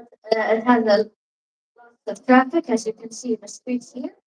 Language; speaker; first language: English; non-native, learner; Arabic